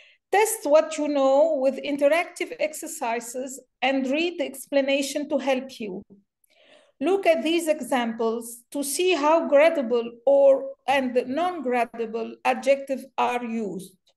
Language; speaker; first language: English; non-native, fluent; Italian